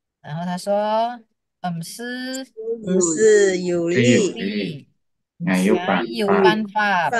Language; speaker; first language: Chinese; early bilingual, heritage; Chinese